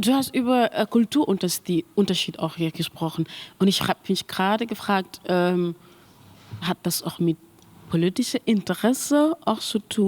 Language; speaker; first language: German; non-native, learner; Mandingo